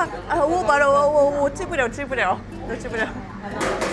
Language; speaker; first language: Chinese; non-native, learner; Japanese